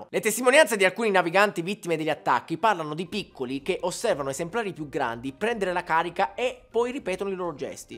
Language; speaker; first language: Italian; native; Italian